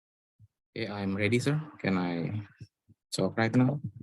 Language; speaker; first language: English; non-native, learner; Indonesian